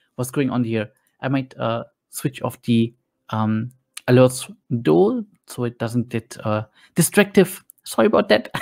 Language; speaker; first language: English; non-native, fluent; German